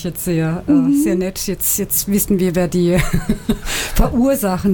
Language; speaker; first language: German; native; German